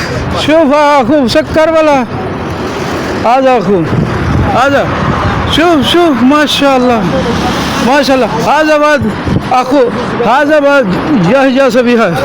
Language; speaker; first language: Arabic; non-native, learner; Urdu